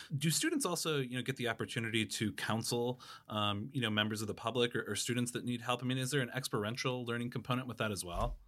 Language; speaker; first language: English; native; English